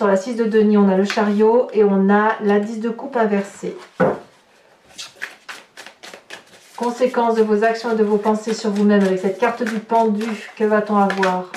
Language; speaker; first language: French; native; French